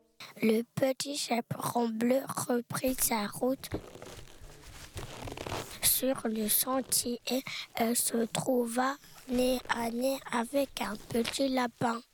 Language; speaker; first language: French; native; French